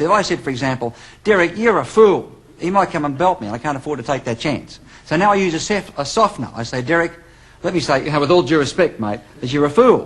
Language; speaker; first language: English; native; English